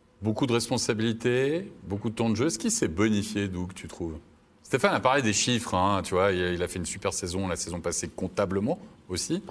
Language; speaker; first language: French; native; French